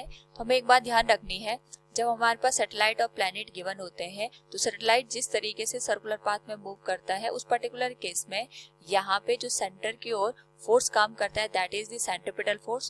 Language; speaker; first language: Hindi; native; Hindi